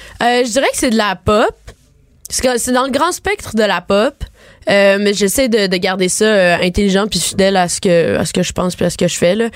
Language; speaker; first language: French; native; French